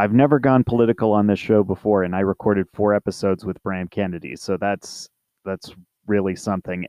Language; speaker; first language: English; native; English